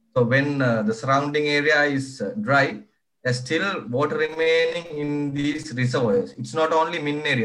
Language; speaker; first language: English; non-native, local second language; Sinhala